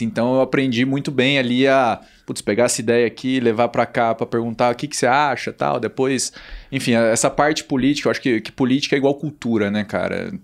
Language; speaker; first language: Portuguese; native; Portuguese